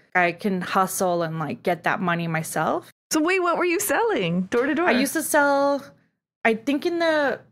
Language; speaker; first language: English; early bilingual, other home language; Spanish